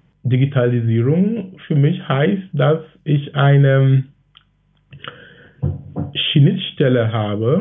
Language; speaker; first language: German; non-native, fluent; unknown